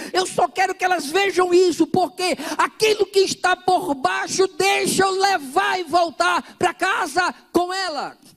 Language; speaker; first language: Portuguese; native; Portuguese